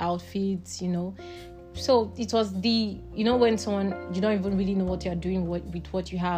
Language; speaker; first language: English; non-native, local second language; Igbo